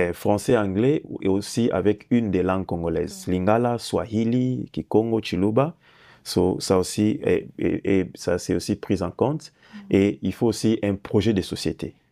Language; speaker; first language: French; non-native, local second language; Lingala